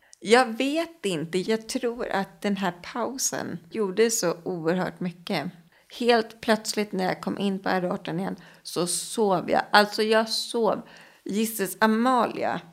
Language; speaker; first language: Swedish; native; Swedish